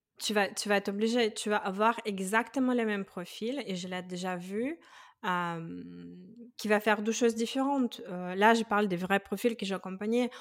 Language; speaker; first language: French; non-native, fluent; Russian